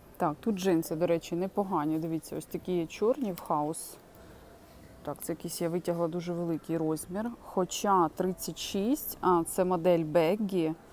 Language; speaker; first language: Ukrainian; non-native, local second language; Russian